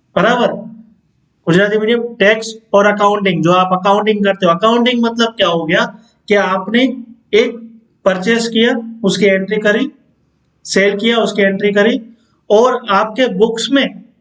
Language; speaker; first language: Hindi; non-native, local second language; Gujarati